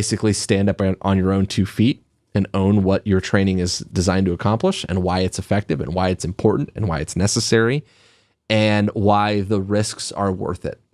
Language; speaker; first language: English; native; English